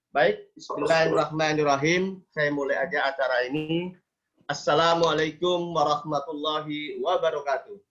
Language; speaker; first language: Indonesian; native; Indonesian